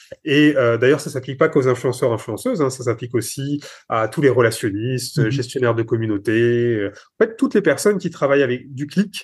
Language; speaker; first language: French; native; French